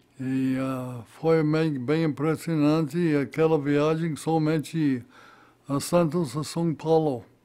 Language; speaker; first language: Portuguese; non-native, fluent; English